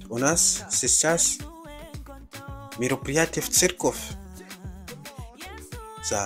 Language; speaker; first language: Russian; non-native, fluent; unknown